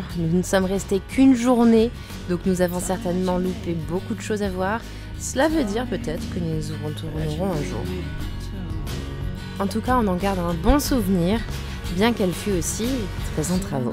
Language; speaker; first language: French; native; French